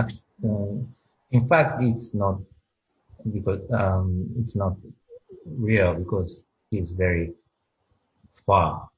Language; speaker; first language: English; non-native, learner; Japanese